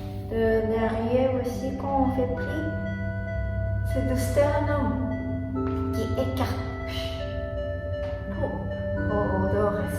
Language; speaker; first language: French; non-native, learner; Japanese